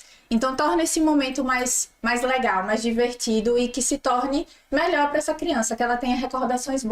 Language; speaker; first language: Portuguese; native; Portuguese